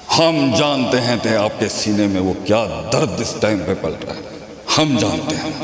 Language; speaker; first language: Urdu; native; Urdu